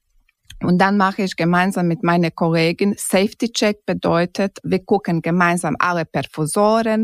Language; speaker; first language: German; non-native, fluent; Croatian